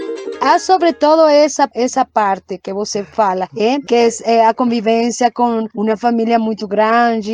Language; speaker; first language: Portuguese; non-native, learner; Spanish